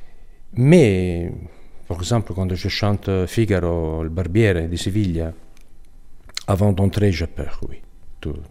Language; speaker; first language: French; non-native, learner; Italian